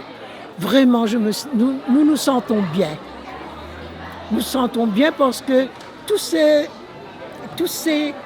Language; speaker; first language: French; non-native, local second language; Morisyen